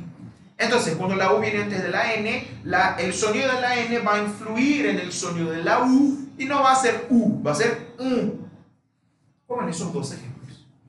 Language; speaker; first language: Spanish; non-native, fluent; Portuguese